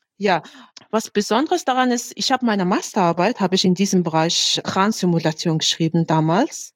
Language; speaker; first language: German; non-native, fluent; Mongolian